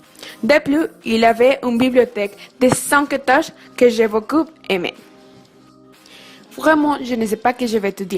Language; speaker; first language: French; non-native, learner; Spanish